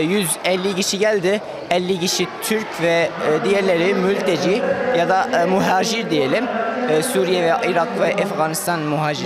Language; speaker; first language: Turkish; non-native, learner; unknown